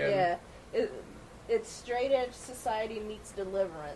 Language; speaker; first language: English; native; English